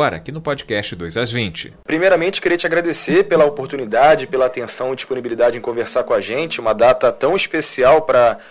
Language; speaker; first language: Portuguese; native; Portuguese